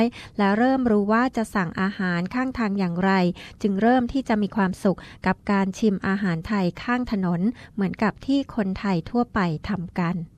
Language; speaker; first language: Thai; native; Thai